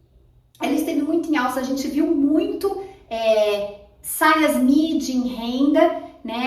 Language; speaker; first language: Portuguese; native; Portuguese